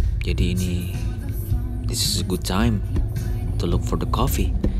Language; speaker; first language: English; non-native, fluent; Indonesian